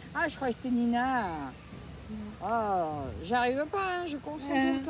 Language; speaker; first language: French; native; French